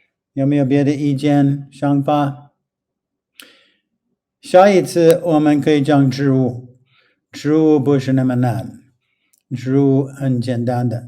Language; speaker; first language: Chinese; non-native, fluent; English